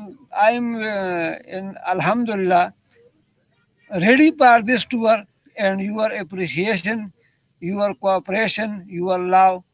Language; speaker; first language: English; non-native, learner; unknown